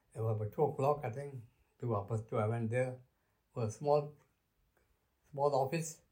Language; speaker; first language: English; non-native, local second language; Luo (Kenya and Tanzania)